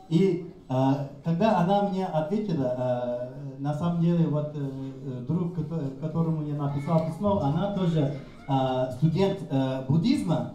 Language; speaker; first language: Russian; non-native, fluent; English